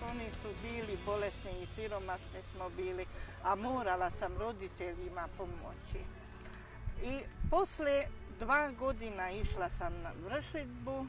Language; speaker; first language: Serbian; non-native, local second language; Hungarian